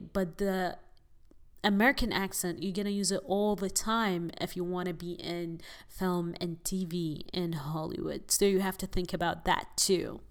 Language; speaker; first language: English; non-native, fluent; Arabic